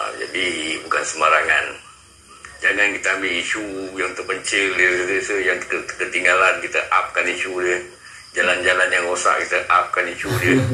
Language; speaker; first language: Malay; native; Malay